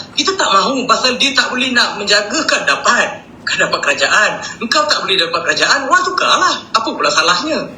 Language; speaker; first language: Malay; non-native, local second language; Tamil